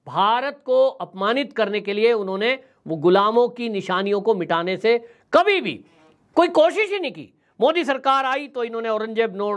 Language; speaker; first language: Hindi; native; Hindi